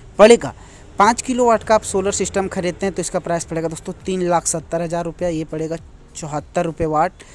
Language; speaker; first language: Hindi; native; Hindi